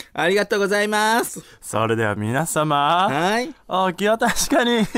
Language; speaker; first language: Japanese; native; Japanese